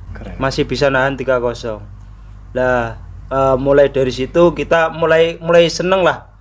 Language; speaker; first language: Indonesian; non-native, local second language; Madurese